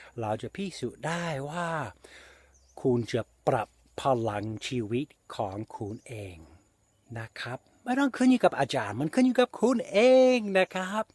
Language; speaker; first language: Thai; non-native, fluent; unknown